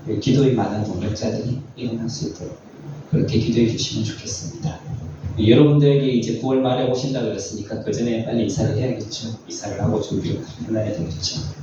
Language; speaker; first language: Korean; native; Korean